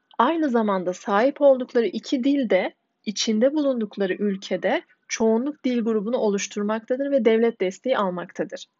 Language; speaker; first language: Turkish; native; Turkish